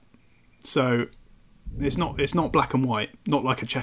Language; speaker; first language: English; native; English